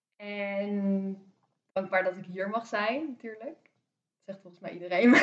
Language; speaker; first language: Dutch; native; Dutch